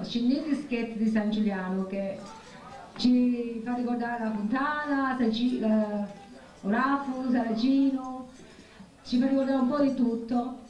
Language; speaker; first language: Italian; early bilingual, heritage; Italian